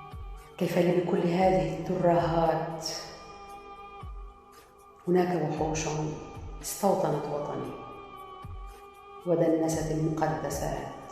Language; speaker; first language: Arabic; non-native, local second language; Kurdish